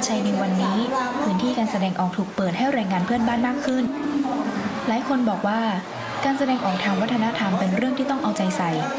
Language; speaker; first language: Thai; native; Thai